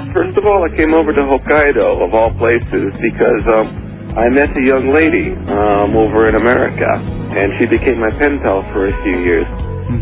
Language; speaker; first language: English; native; English